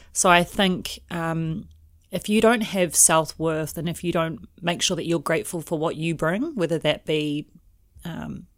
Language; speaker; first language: English; native; English